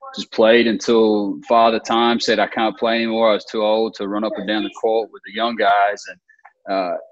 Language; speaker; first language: English; native; English